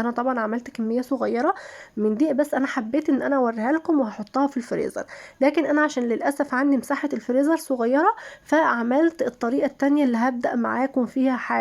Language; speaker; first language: Arabic; native; Arabic